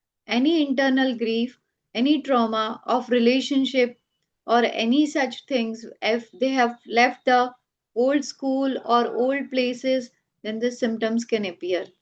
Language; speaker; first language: English; non-native, local second language; Gujarati